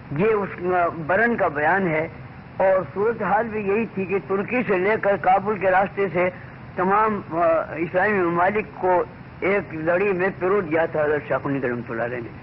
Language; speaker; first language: Urdu; native; Urdu